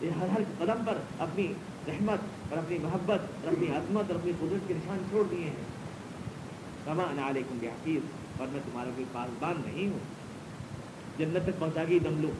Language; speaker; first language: Urdu; native; Urdu